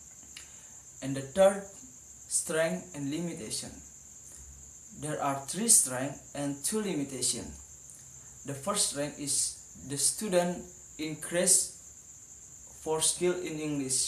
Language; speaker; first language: English; non-native, learner; Indonesian